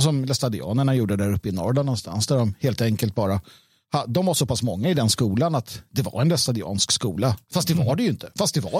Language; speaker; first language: Swedish; native; Swedish